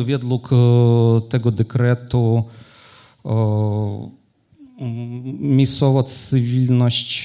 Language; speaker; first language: Polish; non-native, fluent; Ukrainian